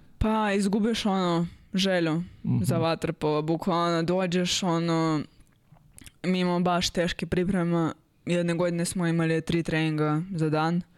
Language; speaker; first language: Serbian; non-native, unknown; Russian